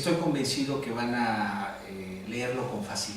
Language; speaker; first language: Spanish; native; Spanish